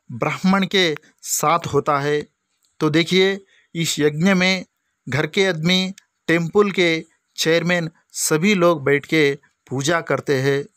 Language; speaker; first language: Hindi; non-native, local second language; Lambadi